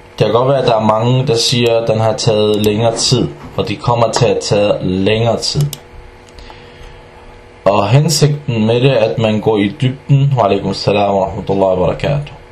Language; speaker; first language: Danish; non-native, fluent; Arabic